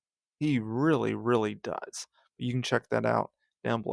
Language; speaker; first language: English; native; English